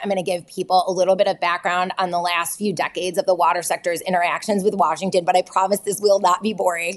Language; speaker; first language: English; native; English